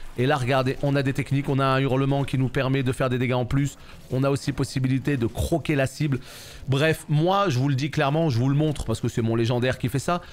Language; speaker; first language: French; native; French